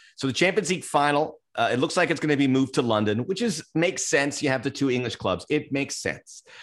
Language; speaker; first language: English; early bilingual, other home language; Spanish